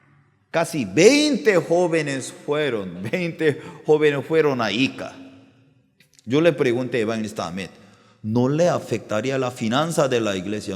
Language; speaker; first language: Spanish; non-native, learner; Korean